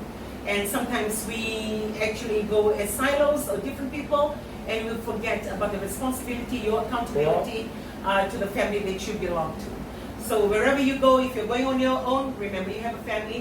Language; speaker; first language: English; non-native, local second language; Filipino